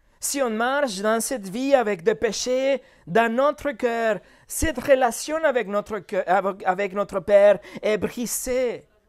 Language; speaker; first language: French; non-native, fluent; Spanish